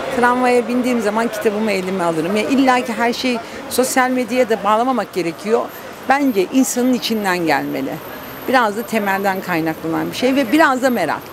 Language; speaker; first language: Turkish; native; Turkish